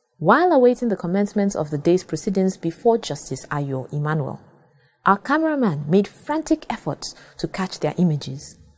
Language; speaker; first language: English; non-native, local second language; Yoruba